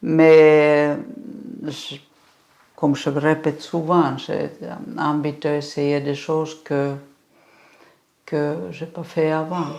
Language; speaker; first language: French; non-native, fluent; Finnish